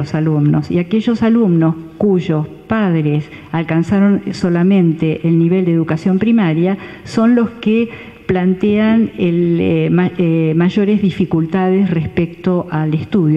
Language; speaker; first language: Spanish; native; Spanish